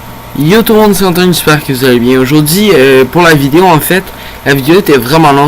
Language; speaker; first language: French; native; French